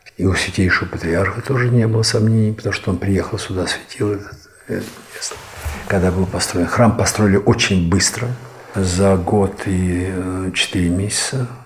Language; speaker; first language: Russian; native; Russian